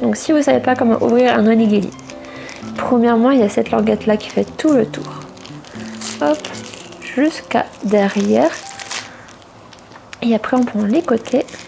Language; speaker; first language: French; native; French